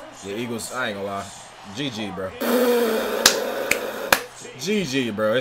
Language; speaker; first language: English; native; English